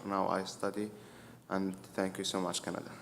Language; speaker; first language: English; non-native, learner; Arabic